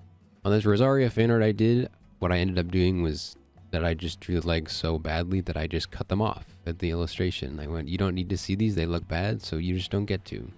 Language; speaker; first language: English; native; English